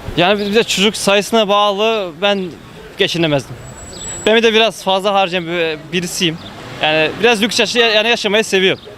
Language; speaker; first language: Turkish; early bilingual, heritage; Turkish